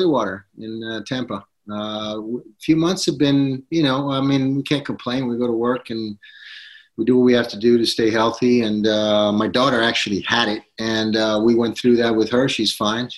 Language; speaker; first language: English; non-native, fluent; Italian